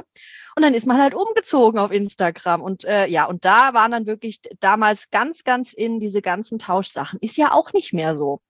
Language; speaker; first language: German; native; German